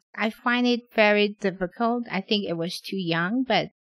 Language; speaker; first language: English; non-native, local second language; Cantonese